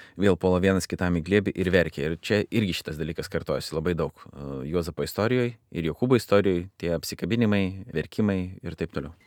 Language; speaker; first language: Lithuanian; native; Lithuanian